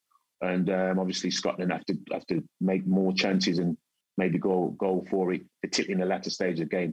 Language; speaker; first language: English; native; English